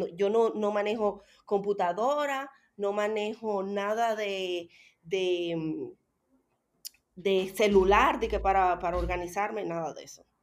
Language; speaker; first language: Spanish; native; Spanish